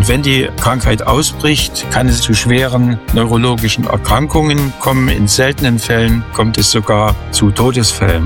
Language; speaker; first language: German; native; German